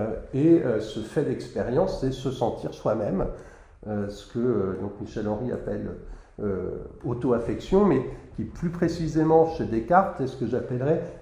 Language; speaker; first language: French; native; French